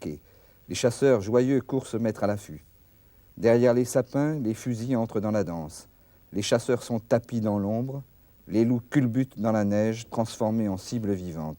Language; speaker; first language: French; native; French